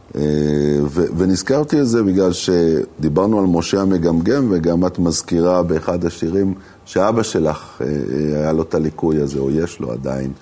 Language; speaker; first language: Hebrew; native; Hebrew